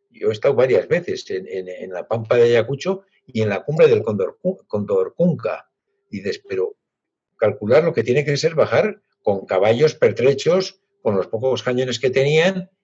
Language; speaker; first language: Spanish; native; Spanish